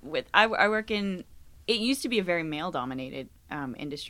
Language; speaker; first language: English; native; English